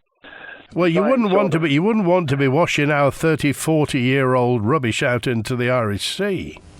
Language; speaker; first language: English; native; English